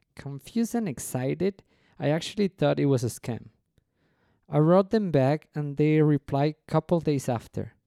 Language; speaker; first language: English; non-native, fluent; Spanish